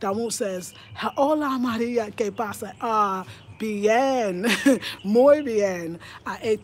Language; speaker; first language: Spanish; non-native, learner; English